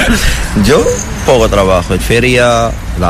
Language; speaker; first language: Spanish; non-native, learner; Arabic